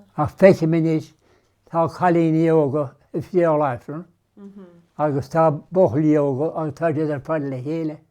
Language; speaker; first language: Irish; native; Irish